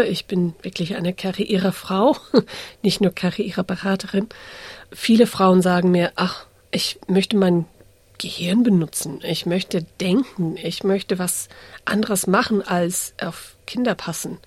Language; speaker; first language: German; early bilingual, heritage; English